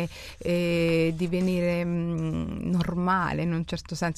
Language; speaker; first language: Italian; early bilingual, other home language; Somali